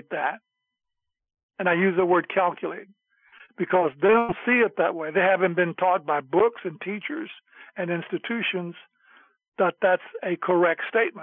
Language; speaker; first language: English; native; English